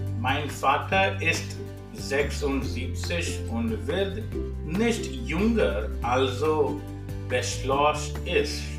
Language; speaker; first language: German; non-native, fluent; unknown